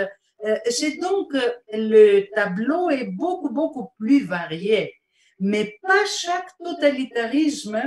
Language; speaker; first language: French; non-native, fluent; Bulgarian